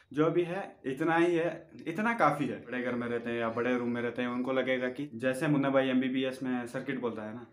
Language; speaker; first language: Hindi; non-native, local second language; Urdu